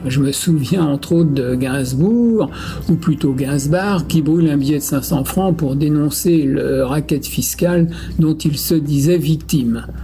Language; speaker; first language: French; native; French